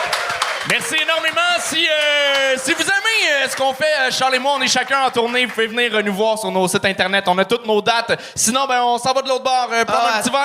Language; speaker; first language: French; native; French